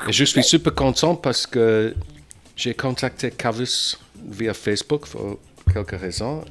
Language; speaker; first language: French; non-native, fluent; English